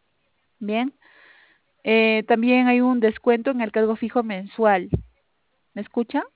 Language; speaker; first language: Spanish; native; Spanish